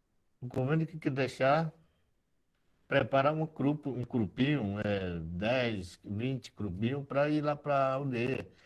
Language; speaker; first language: Portuguese; non-native, local second language; Yanomámi